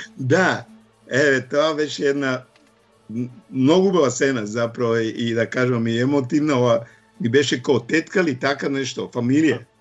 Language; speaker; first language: Macedonian; non-native, local second language; Romany